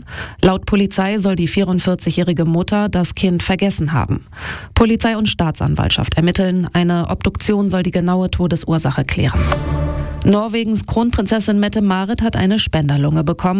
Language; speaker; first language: German; native; German